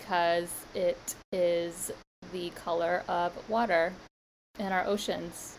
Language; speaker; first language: English; native; English